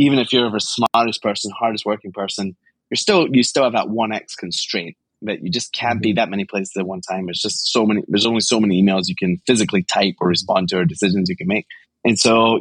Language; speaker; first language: English; native; English